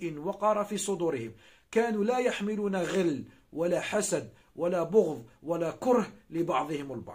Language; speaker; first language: Arabic; native; Arabic